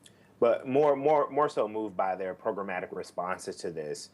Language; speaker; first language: English; native; English